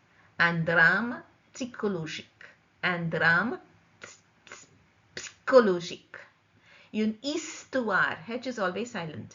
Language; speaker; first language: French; non-native, fluent; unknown